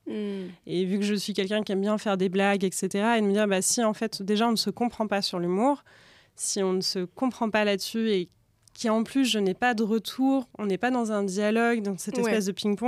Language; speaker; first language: French; native; French